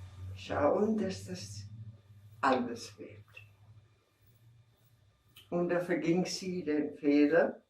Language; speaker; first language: German; non-native, fluent; Czech